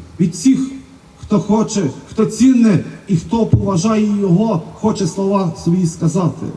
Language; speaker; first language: Ukrainian; native; Ukrainian